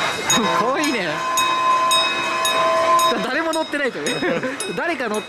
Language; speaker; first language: Japanese; native; Japanese